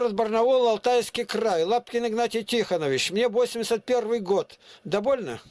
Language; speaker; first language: Russian; native; Russian